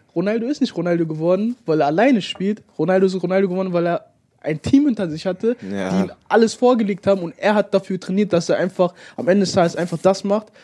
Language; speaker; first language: German; native; German